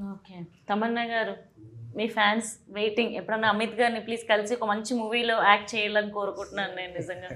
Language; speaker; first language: Telugu; native; Telugu